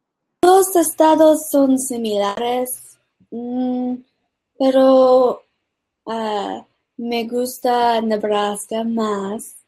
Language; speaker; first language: Spanish; early bilingual, heritage; English